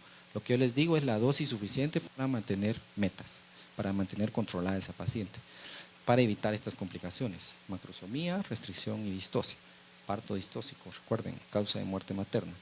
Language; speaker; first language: Spanish; native; Spanish